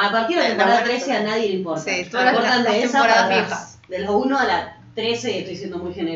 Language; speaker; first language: Spanish; native; Spanish